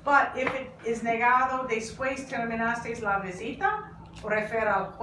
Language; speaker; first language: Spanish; non-native, learner; English